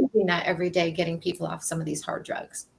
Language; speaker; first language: English; native; English